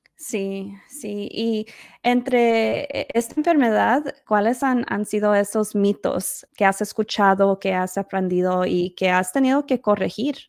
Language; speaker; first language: Spanish; early bilingual, heritage; Spanish